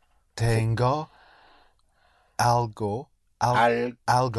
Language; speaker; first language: Spanish; non-native, learner; English